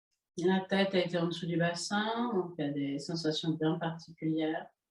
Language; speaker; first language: French; native; French